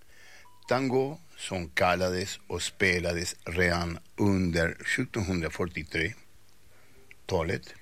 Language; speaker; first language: Swedish; non-native, fluent; Spanish